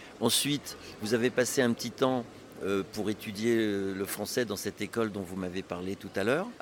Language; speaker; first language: French; native; French